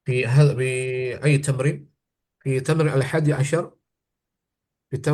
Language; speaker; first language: Arabic; non-native, fluent; Indonesian